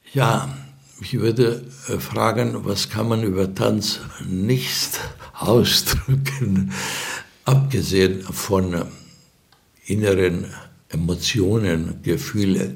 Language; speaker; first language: German; non-native, fluent; Greek